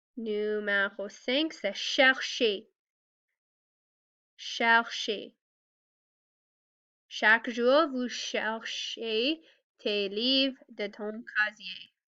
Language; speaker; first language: French; non-native, fluent; English